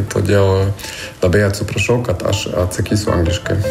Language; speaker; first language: Lithuanian; non-native, learner; German